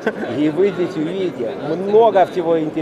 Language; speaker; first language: Russian; native; Russian